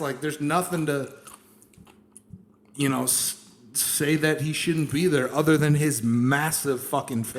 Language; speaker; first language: English; native; English